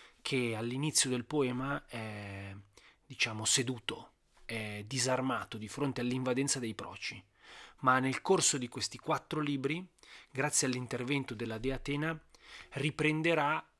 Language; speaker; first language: Italian; native; Italian